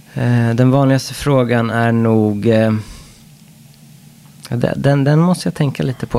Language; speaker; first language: Swedish; non-native, fluent; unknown